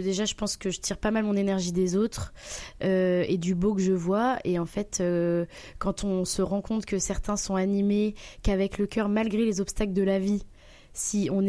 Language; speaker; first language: French; native; French